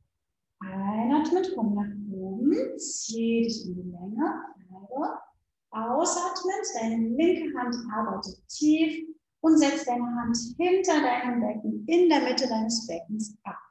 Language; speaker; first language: German; native; German